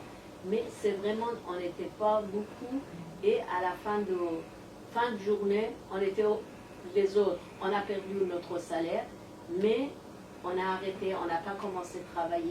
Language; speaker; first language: French; non-native, learner; Persian